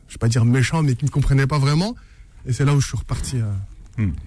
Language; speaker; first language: French; native; French